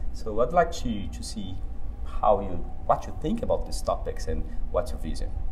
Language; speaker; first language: English; non-native, fluent; Portuguese